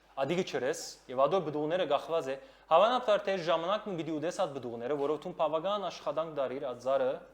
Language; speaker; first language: Armenian; early bilingual, heritage; Armenian